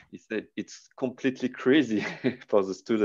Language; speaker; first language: English; non-native, learner; French